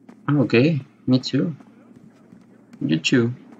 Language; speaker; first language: English; non-native, learner; Spanish